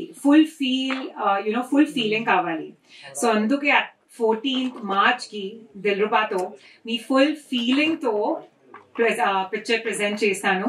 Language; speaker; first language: Telugu; non-native, learner; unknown